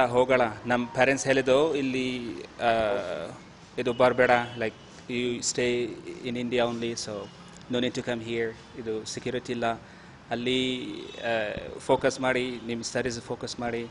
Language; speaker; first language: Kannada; non-native, learner; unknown